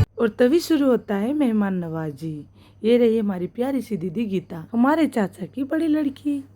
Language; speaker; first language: Hindi; non-native, local second language; Assamese